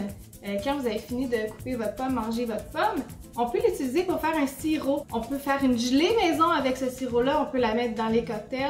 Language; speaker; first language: French; native; French